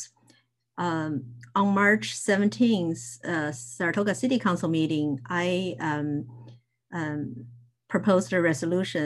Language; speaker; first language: English; non-native, fluent; Chinese